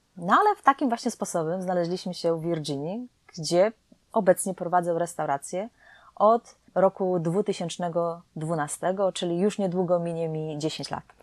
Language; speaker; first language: Polish; native; Polish